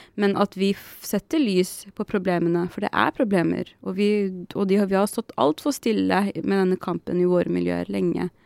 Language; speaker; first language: Norwegian; early bilingual, other home language; Arabic